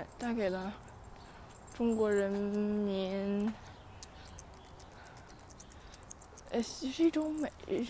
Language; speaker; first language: Chinese; early bilingual, heritage; Chinese